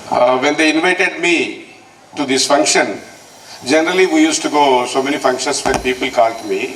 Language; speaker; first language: English; non-native, local second language; Telugu